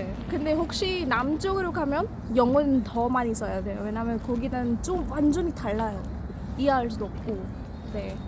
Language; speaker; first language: Korean; non-native, learner; Hindi